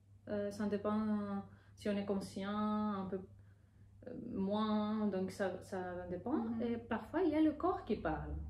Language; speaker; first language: French; non-native, fluent; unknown